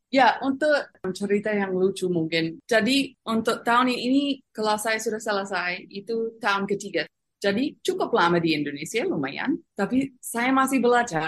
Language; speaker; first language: Indonesian; non-native, fluent; English